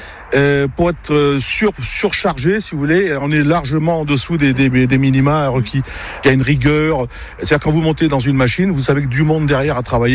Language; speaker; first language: French; native; French